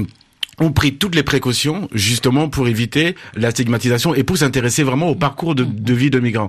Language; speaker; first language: French; native; French